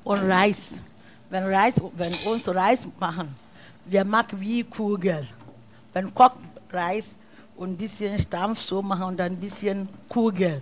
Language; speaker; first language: German; non-native, learner; Akan